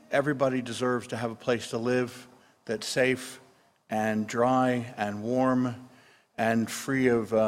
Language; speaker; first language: English; native; English